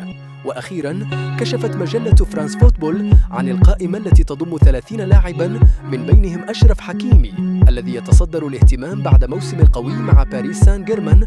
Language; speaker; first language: Arabic; native; Arabic